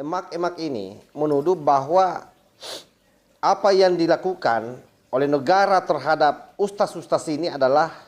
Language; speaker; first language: Indonesian; native; Indonesian